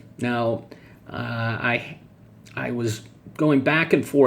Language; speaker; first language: English; native; English